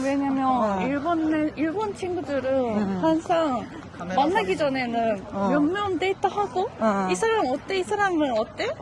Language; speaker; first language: Korean; non-native, fluent; Japanese